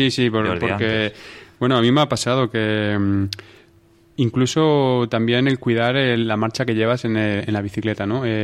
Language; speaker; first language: Spanish; native; Spanish